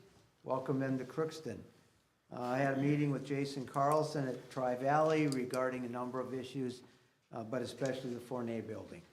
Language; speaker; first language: English; native; English